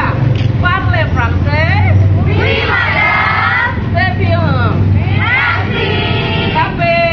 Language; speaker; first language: French; non-native, learner; Indonesian